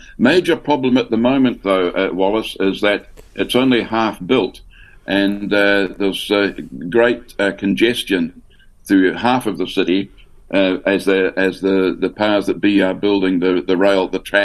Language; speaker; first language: English; native; English